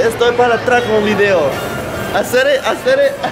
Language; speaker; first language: Spanish; early bilingual, heritage; English